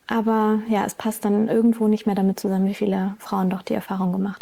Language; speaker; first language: German; native; German